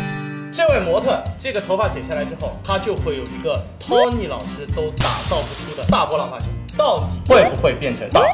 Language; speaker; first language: Chinese; native; Chinese